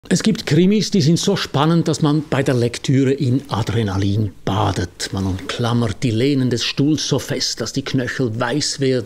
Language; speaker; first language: German; native; German